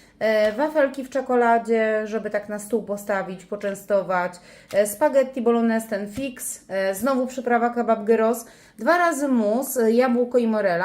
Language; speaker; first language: Polish; native; Polish